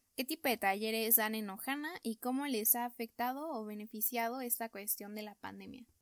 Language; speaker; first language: Spanish; native; Spanish